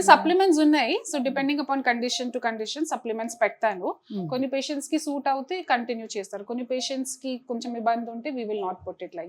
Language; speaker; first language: Telugu; non-native, fluent; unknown